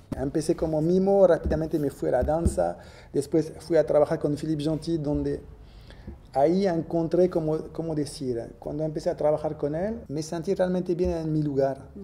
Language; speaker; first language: Spanish; non-native, fluent; French